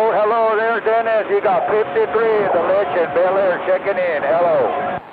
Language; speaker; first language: English; native; English